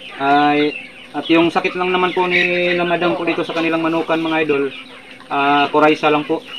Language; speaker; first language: Filipino; non-native, local second language; Cebuano